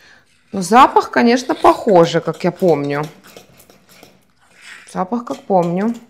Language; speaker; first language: Russian; non-native, fluent; Estonian